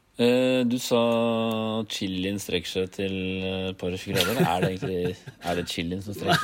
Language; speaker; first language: Norwegian; native; Norwegian